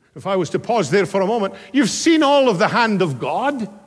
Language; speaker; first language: English; native; English